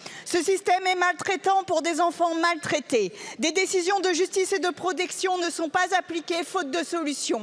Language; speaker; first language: French; native; French